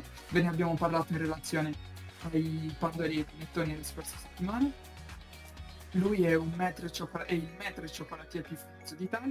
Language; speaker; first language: Italian; native; Italian